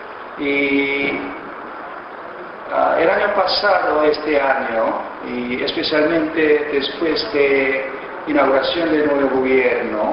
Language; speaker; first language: Spanish; non-native, fluent; Korean